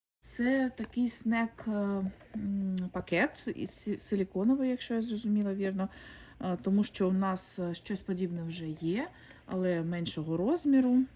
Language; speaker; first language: Ukrainian; non-native, local second language; Russian